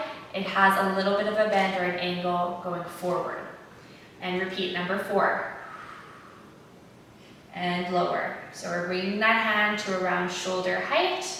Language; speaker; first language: English; native; English